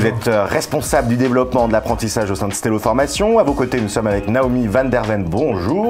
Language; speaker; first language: French; native; French